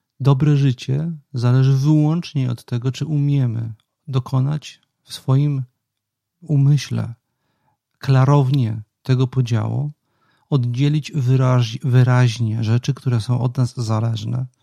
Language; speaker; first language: Polish; native; Polish